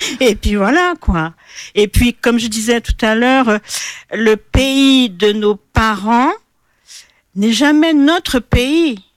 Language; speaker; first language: French; non-native, fluent; Portuguese